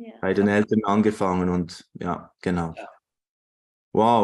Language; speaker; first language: German; native; German